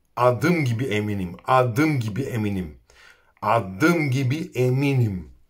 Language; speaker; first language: Turkish; native; Turkish